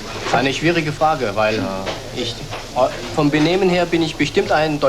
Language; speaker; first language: German; early bilingual, other home language; Korean